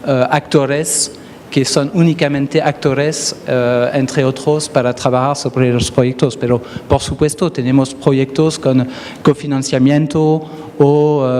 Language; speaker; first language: Spanish; non-native, fluent; French